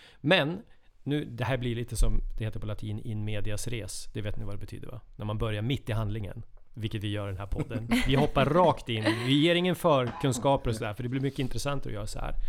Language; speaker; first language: Swedish; native; Swedish